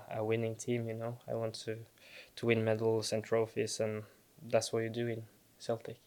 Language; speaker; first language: English; non-native, fluent; Norwegian